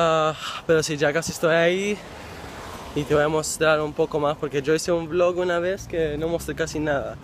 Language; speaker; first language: Spanish; early bilingual, other home language; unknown